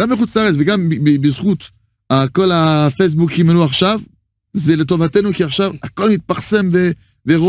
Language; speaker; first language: Hebrew; non-native, fluent; French